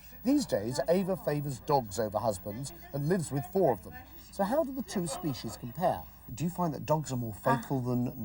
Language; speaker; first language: English; native; English